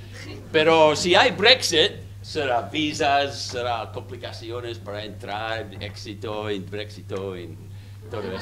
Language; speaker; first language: Spanish; non-native, learner; English